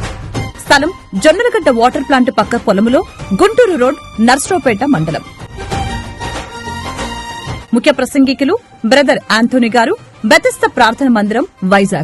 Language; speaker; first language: Telugu; native; Telugu